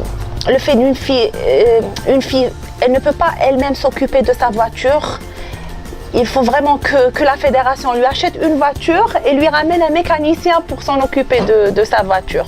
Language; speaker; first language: French; non-native, local second language; Arabic